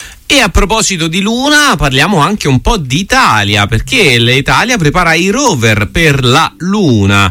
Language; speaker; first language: Italian; native; Italian